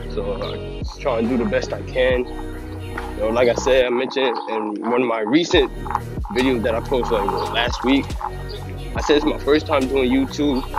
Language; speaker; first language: English; native; English